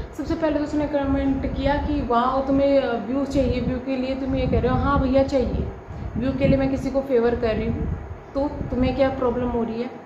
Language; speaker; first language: Hindi; native; Hindi